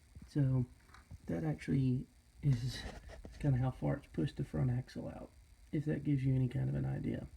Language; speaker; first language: English; native; English